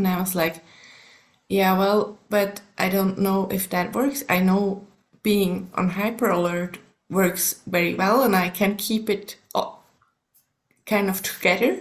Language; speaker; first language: English; non-native, fluent; German